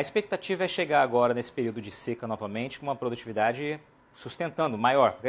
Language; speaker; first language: Portuguese; native; Portuguese